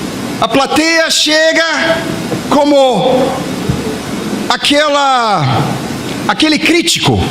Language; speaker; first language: Portuguese; non-native, fluent; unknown